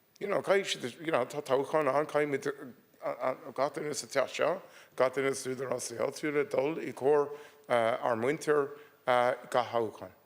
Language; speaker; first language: Irish; non-native, local second language; English